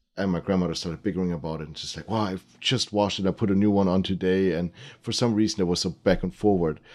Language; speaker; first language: English; early bilingual, other home language; German